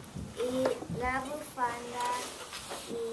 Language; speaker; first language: Spanish; non-native, learner; English